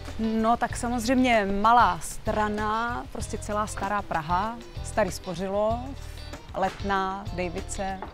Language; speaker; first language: Czech; native; Czech